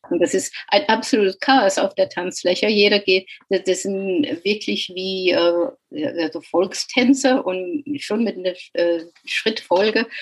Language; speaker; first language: German; non-native, fluent; English